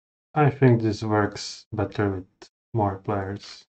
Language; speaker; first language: English; non-native, fluent; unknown